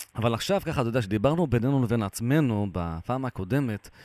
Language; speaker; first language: Hebrew; native; Hebrew